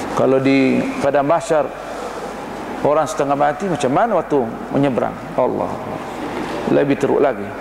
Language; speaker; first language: Malay; non-native, fluent; Arabic